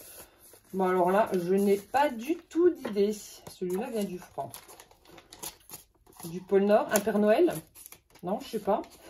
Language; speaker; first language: French; native; French